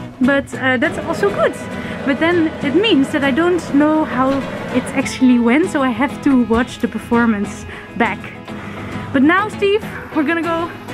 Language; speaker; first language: English; non-native, fluent; Dutch